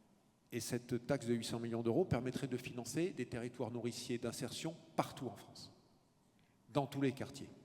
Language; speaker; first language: French; native; French